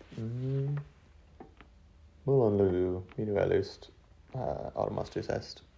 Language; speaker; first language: Estonian; non-native, learner; English